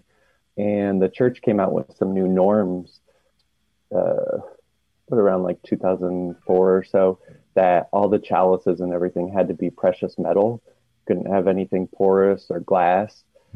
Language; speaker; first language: English; native; English